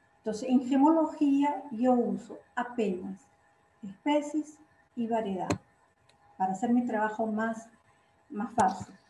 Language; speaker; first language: Spanish; non-native, fluent; Portuguese